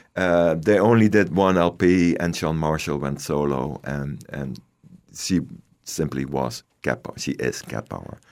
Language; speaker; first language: English; non-native, fluent; Dutch